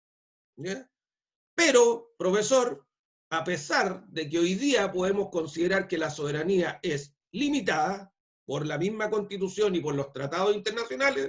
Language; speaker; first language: Spanish; native; Spanish